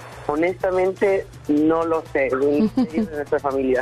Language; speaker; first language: Spanish; early bilingual, heritage; Spanish